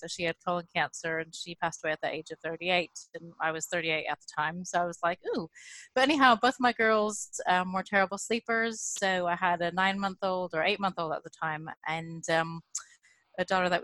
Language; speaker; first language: English; native; English